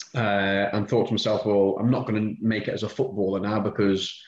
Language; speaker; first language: English; native; English